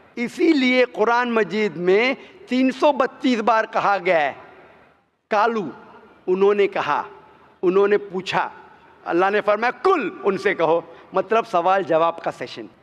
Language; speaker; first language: Hindi; non-native, local second language; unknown